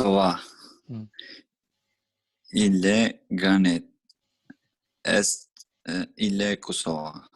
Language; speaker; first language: French; non-native, learner; Albanian